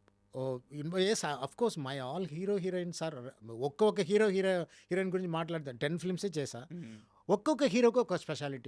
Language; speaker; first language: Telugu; non-native, learner; Tamil